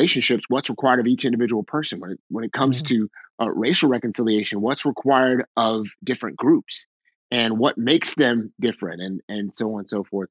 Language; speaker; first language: English; native; English